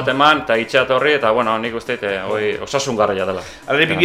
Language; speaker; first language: Basque; native; Basque